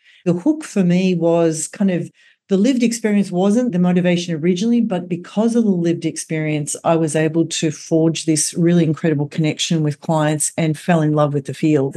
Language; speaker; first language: English; native; English